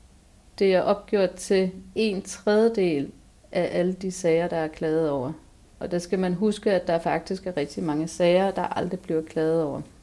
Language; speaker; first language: Danish; native; Danish